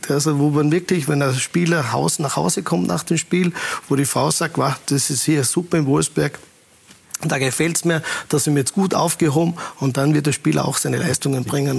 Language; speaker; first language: German; native; German